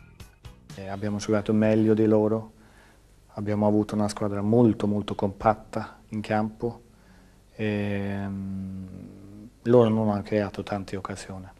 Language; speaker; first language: Italian; non-native, fluent; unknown